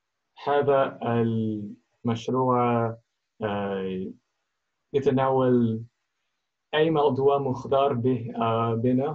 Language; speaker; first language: Arabic; non-native, learner; English